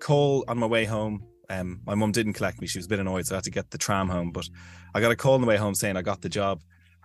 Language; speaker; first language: English; native; English